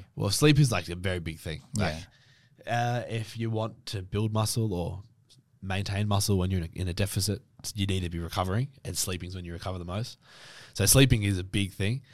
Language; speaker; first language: English; native; English